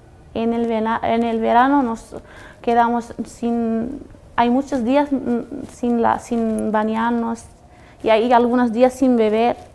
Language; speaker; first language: Spanish; non-native, learner; Arabic